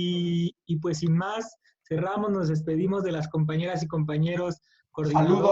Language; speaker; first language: Spanish; native; Spanish